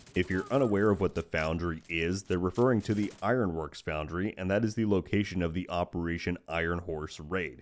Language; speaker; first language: English; native; English